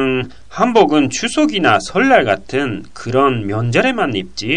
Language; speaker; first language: Korean; non-native, fluent; Japanese